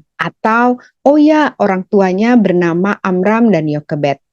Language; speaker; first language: Indonesian; native; Indonesian